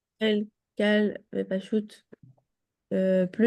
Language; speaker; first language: Hebrew; non-native, learner; French